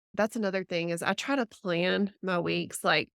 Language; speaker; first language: English; native; English